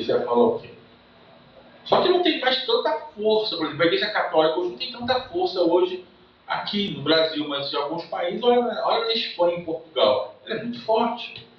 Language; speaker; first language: Portuguese; native; Portuguese